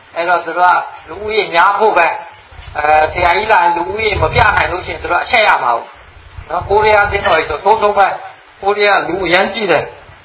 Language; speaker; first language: Burmese; non-native, local second language; Hakha Chin